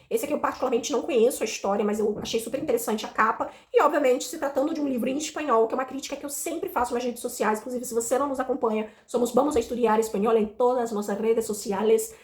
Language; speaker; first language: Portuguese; native; Portuguese